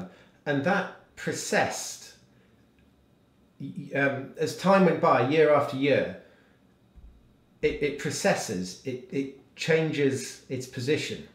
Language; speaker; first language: English; native; English